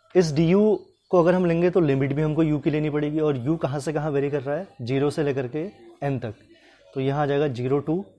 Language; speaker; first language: Hindi; native; Hindi